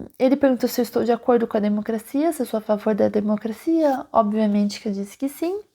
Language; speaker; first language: Portuguese; native; Portuguese